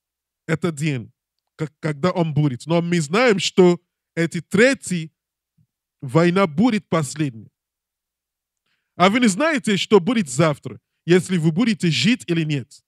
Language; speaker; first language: Russian; non-native, learner; English